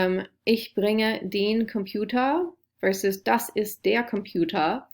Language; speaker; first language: German; non-native, fluent; English